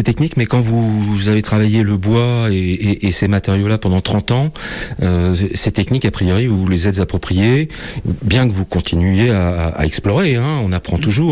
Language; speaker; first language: French; native; French